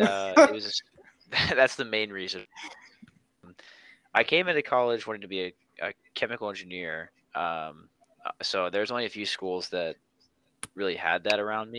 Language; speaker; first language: English; native; English